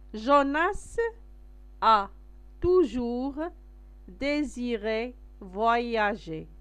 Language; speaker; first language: French; non-native, local second language; Arabic